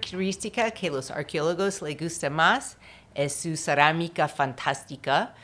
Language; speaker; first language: Spanish; non-native, fluent; English